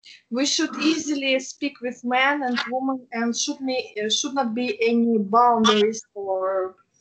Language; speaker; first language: English; non-native, fluent; Russian